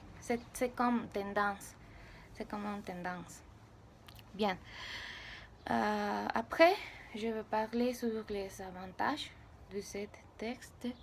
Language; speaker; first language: French; non-native, learner; Spanish